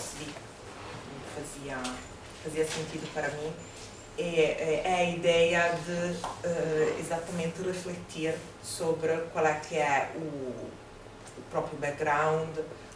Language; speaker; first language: Portuguese; non-native, fluent; Italian